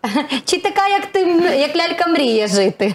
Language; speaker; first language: Ukrainian; native; Ukrainian